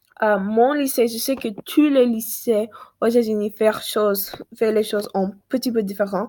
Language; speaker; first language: French; non-native, learner; English